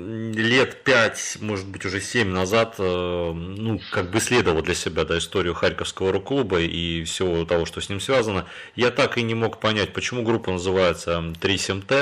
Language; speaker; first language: Russian; native; Russian